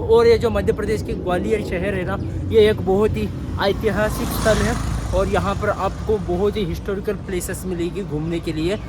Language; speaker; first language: Hindi; non-native, local second language; Kannada